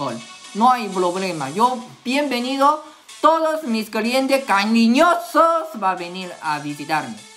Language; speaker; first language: Spanish; non-native, learner; Chinese